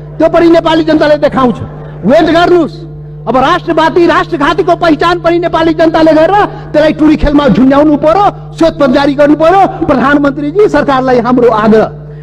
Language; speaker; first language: Nepali; non-native, local second language; Maithili